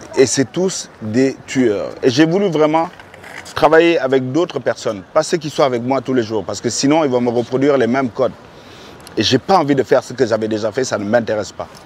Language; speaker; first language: French; non-native, local second language; Wolof